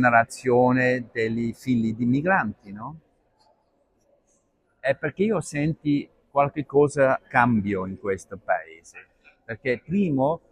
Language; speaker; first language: Italian; non-native, learner; Arabic